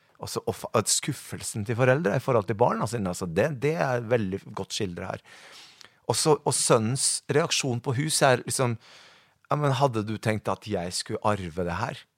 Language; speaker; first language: Norwegian; early bilingual, other home language; Spanish